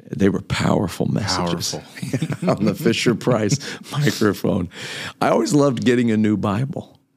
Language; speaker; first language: English; native; English